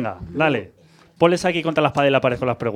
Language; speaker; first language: Spanish; native; Spanish